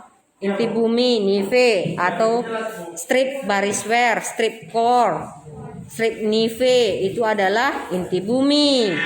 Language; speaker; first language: Indonesian; native; Indonesian